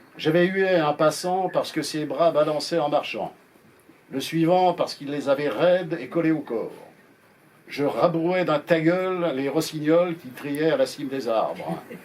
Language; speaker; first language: French; native; French